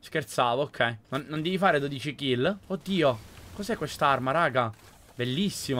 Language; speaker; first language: Italian; native; Italian